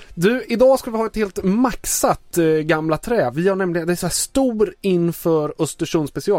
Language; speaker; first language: Swedish; native; Swedish